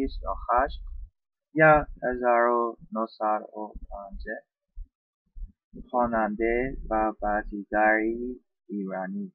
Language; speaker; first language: Persian; non-native, learner; English